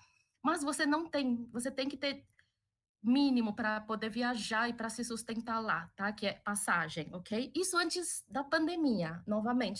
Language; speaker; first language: Portuguese; early bilingual, other home language; Chinese